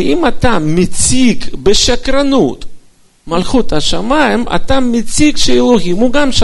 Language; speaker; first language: Hebrew; non-native, fluent; Russian